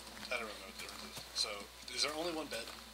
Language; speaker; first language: English; native; English